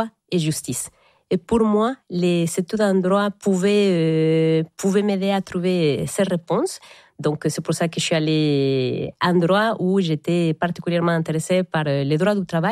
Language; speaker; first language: French; non-native, fluent; Spanish